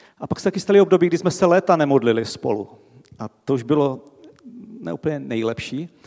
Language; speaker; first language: Czech; native; Czech